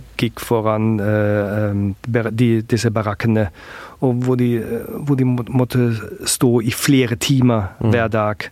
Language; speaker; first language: Norwegian; early bilingual, heritage; German